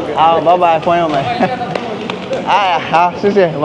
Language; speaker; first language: Chinese; non-native, fluent; Akan